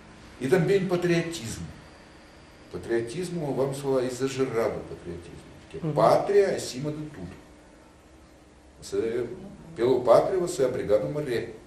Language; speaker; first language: Portuguese; non-native, learner; Russian